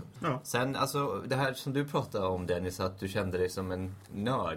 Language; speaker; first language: Swedish; native; Swedish